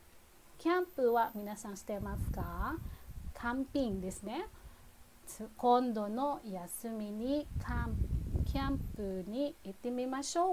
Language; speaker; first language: Japanese; non-native, fluent; Filipino